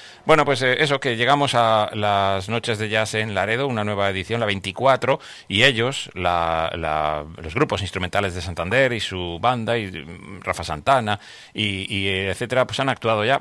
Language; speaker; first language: Spanish; native; Spanish